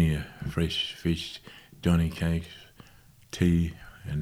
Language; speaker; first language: English; native; English